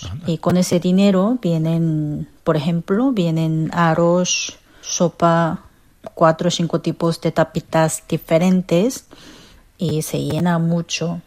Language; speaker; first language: Spanish; non-native, learner; Korean